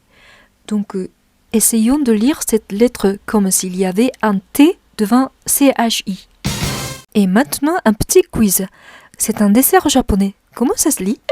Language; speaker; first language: French; non-native, fluent; Japanese